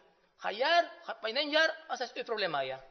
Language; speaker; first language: Hungarian; non-native, fluent; Spanish